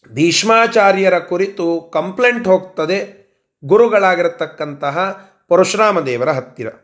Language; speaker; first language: Kannada; native; Kannada